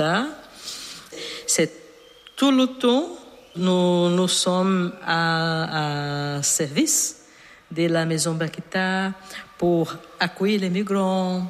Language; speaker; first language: French; non-native, fluent; Portuguese